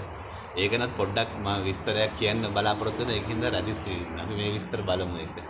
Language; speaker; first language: Sinhala; native; Sinhala